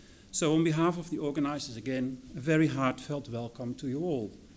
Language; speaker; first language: English; non-native, fluent; Dutch